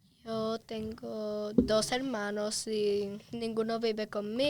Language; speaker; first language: Spanish; early bilingual, other home language; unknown